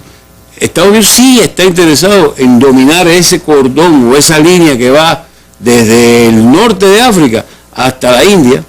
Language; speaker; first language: Spanish; native; Spanish